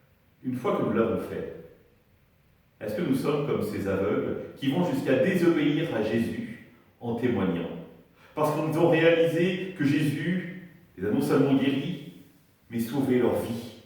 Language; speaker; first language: French; native; French